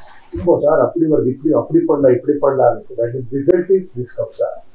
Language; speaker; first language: Tamil; non-native, learner; Kannada